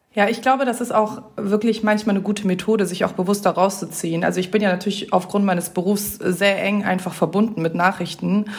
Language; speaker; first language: German; early bilingual, other home language; Persian